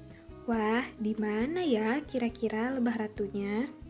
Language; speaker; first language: Indonesian; native; Indonesian